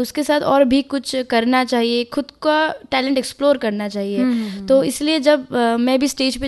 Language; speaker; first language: Hindi; non-native, local second language; Bangla